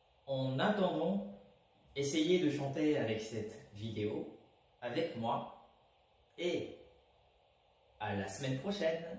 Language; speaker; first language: French; non-native, fluent; Japanese